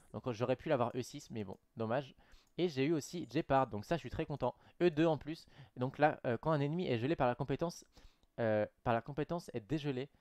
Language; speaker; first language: French; native; French